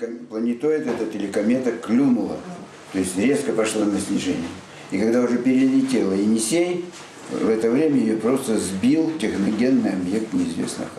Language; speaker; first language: Russian; native; Russian